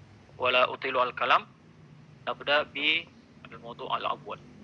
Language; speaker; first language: Arabic; non-native, learner; Indonesian